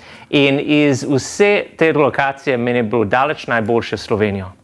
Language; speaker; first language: Slovenian; non-native, fluent; English